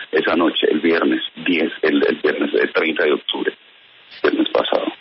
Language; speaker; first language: Spanish; native; Spanish